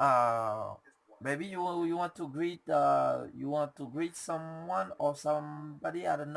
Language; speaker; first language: English; non-native, learner; Haitian Creole